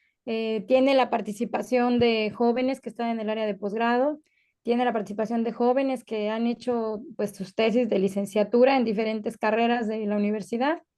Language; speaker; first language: Spanish; native; Spanish